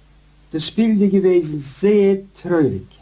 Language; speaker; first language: German; non-native, learner; Yiddish